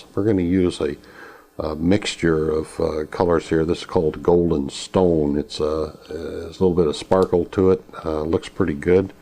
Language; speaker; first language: English; native; English